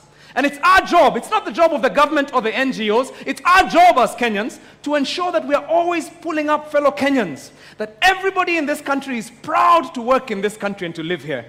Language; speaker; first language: English; non-native, local second language; Kikuyu